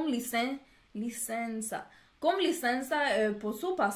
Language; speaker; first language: Portuguese; non-native, learner; English